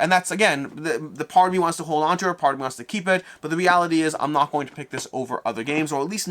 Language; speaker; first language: English; native; English